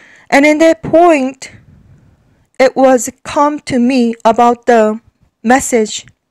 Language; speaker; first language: English; non-native, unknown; Korean